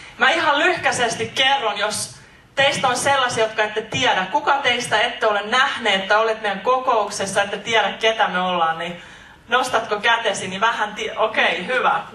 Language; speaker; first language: Finnish; native; Finnish